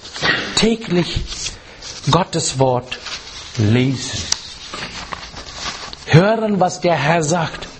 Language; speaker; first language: German; non-native, fluent; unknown